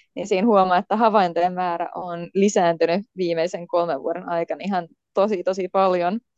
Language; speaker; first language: Finnish; native; Finnish